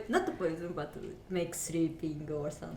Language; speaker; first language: English; non-native, learner; Japanese